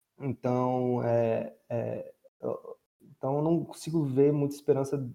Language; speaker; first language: Portuguese; native; Portuguese